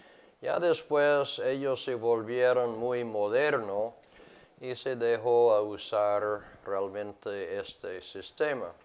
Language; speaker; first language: Spanish; non-native, fluent; English